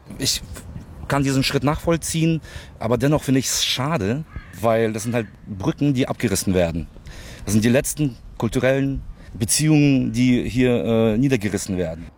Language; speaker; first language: German; early bilingual, other home language; Russian